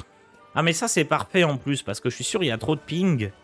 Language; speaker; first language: French; native; French